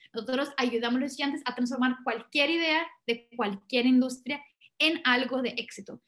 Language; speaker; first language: Spanish; non-native, fluent; Portuguese